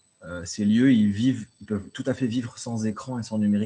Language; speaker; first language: French; native; French